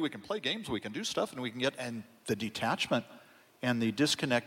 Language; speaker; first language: English; native; English